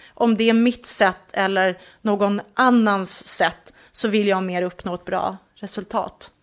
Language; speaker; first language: Swedish; native; Swedish